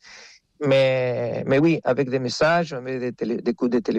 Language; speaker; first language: French; non-native, fluent; Spanish